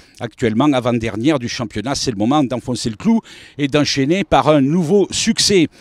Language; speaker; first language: French; native; French